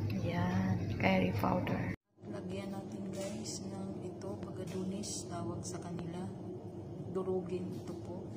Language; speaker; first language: Filipino; non-native, local second language; Cebuano